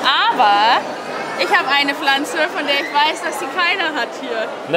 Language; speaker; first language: German; native; German